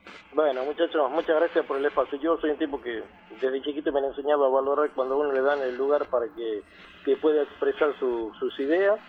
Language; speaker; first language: Spanish; native; Spanish